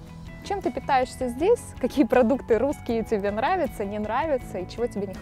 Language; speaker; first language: Russian; native; Russian